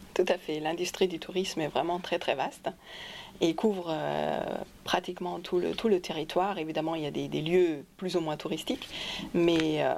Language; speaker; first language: French; non-native, fluent; German